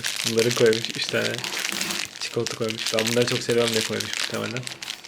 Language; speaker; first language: Turkish; native; Turkish